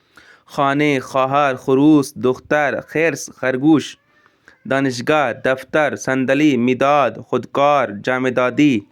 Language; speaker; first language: Persian; non-native, fluent; Urdu